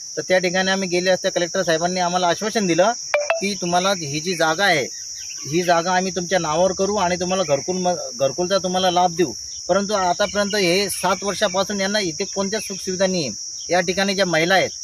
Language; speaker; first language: Marathi; native; Marathi